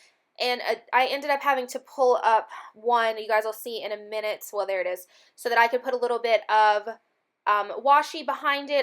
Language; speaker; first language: English; native; English